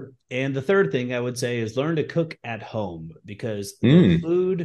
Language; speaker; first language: English; native; English